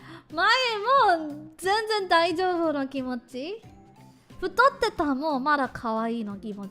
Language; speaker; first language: Japanese; non-native, learner; English